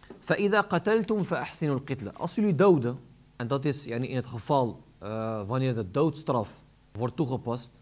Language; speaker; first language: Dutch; early bilingual, other home language; Arabic